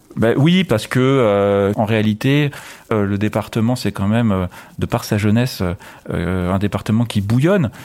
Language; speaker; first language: French; native; French